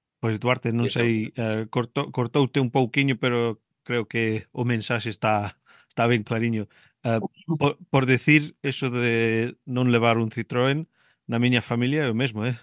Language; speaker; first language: Galician; early bilingual, heritage; Galician